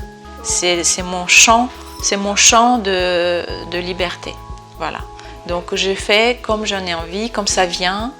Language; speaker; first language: French; non-native, fluent; Bulgarian